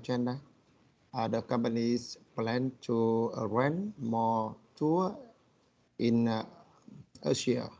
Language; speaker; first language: English; non-native, learner; Vietnamese